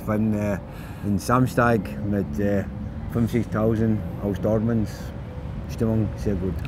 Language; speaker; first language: German; non-native, learner; English